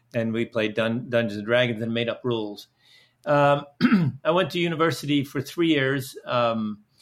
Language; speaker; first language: English; early bilingual, other home language; Dutch